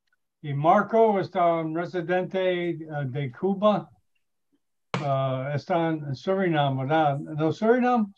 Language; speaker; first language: Spanish; non-native, learner; English